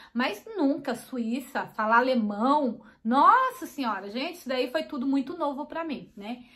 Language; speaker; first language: Portuguese; native; Portuguese